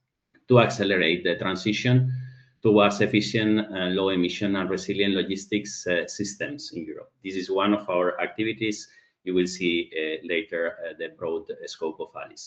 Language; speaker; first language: English; non-native, fluent; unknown